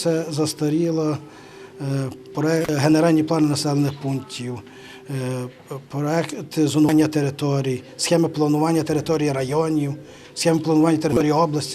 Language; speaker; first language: Ukrainian; native; Ukrainian